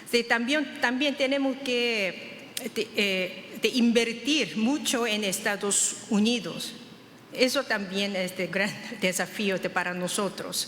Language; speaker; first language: Spanish; non-native, fluent; Korean